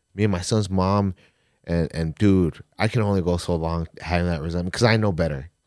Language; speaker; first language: English; native; English